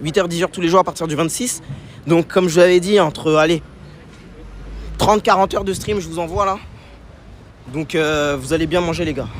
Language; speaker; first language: French; native; French